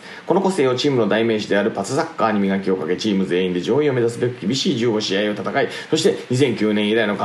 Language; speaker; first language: Japanese; native; Japanese